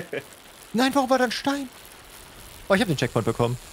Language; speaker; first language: German; native; German